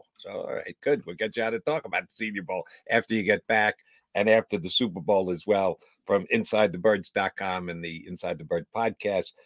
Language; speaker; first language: English; native; English